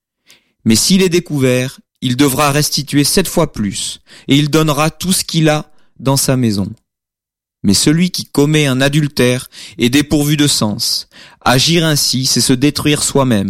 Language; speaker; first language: French; native; French